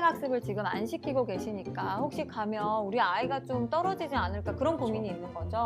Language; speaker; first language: Korean; native; Korean